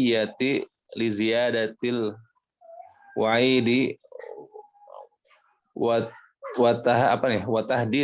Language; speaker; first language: Arabic; non-native, learner; Indonesian